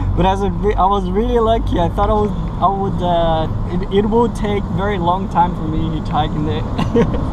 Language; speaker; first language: English; non-native, fluent; Portuguese